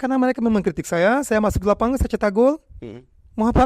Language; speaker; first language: Indonesian; non-native, fluent; Portuguese